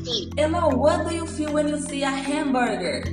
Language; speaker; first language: English; non-native, fluent; Portuguese